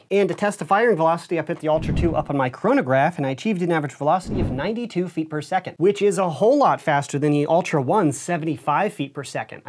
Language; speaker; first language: English; native; English